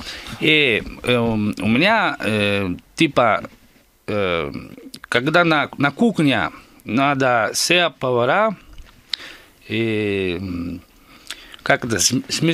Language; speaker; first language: Russian; non-native, learner; Italian